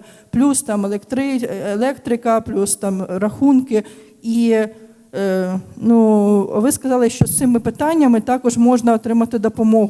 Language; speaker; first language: Ukrainian; native; Ukrainian